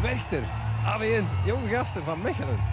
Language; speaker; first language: Dutch; native; Dutch